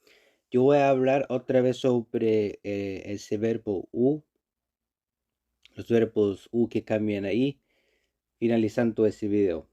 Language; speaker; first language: Spanish; non-native, learner; Icelandic